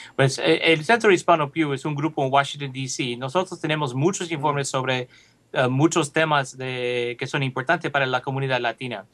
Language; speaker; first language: Spanish; early bilingual, heritage; Spanish